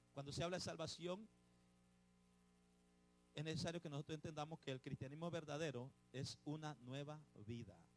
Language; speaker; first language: Spanish; native; Spanish